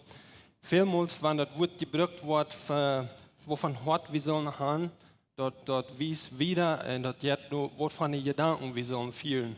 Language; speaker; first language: German; non-native, learner; Plautdietsch